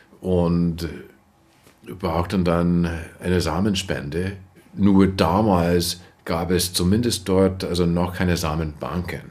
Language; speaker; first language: German; non-native, fluent; English